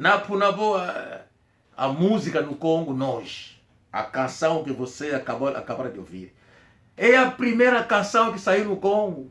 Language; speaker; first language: Portuguese; non-native, local second language; Kongo